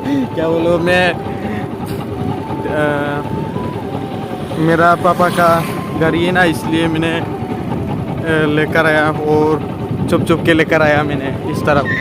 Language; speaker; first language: Hindi; non-native, local second language; Bodo